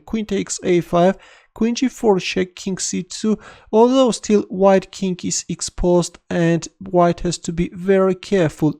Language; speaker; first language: English; non-native, fluent; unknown